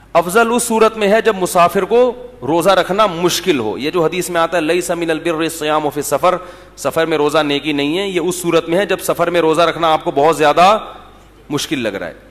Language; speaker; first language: Urdu; native; Urdu